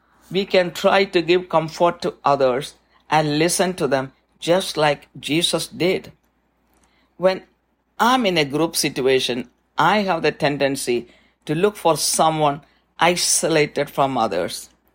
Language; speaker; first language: English; non-native, local second language; Malayalam